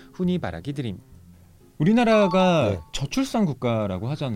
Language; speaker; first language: Korean; native; Korean